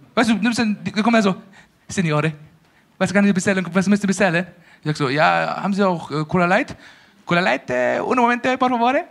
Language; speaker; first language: German; early bilingual, other home language; Persian